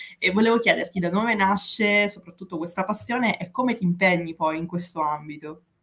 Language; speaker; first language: Italian; native; Italian